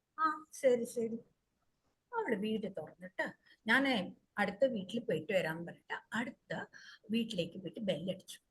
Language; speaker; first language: Malayalam; early bilingual, heritage; Malayalam